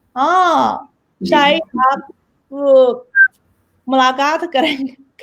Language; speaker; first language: Hindi; non-native, fluent; Chinese